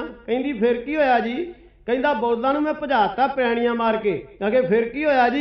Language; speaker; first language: Punjabi; native; Punjabi